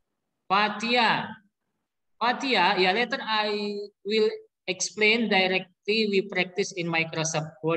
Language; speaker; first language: English; non-native, learner; Indonesian